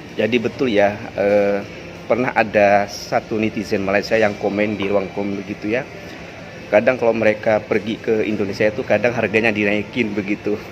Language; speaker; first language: Indonesian; non-native, local second language; Madurese